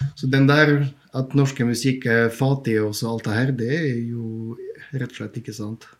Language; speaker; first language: Norwegian; non-native, fluent; Bulgarian